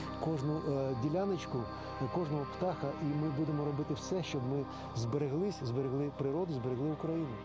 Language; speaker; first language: Ukrainian; native; Ukrainian